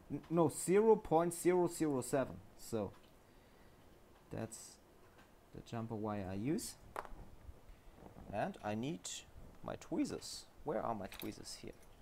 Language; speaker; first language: English; non-native, fluent; German